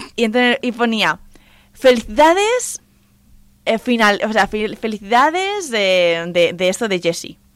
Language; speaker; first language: Spanish; non-native, local second language; Catalan